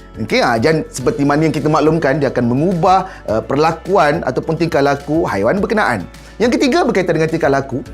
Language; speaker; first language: Malay; native; Malay